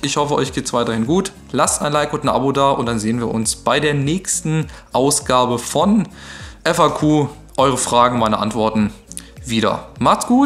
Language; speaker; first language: German; native; German